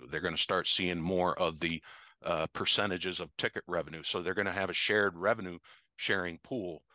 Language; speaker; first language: English; native; English